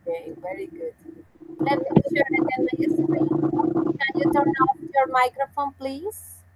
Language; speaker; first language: English; non-native, fluent; Spanish